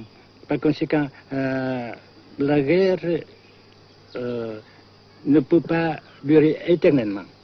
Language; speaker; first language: French; non-native, fluent; Vietnamese